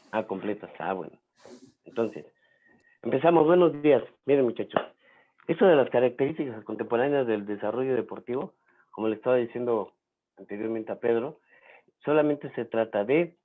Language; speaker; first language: Spanish; native; Spanish